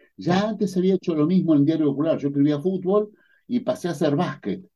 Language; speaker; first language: Spanish; native; Spanish